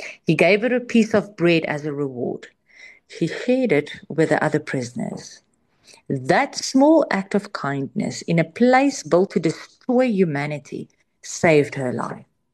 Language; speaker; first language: English; non-native, local second language; Afrikaans